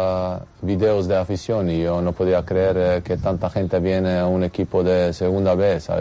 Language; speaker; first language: Spanish; non-native, fluent; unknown